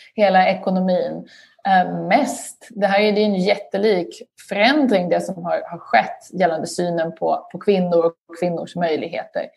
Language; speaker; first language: Swedish; native; Swedish